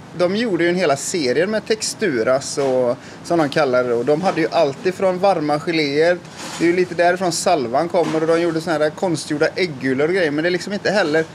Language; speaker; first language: Swedish; native; Swedish